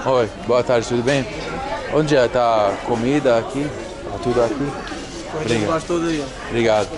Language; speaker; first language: Portuguese; non-native, learner; English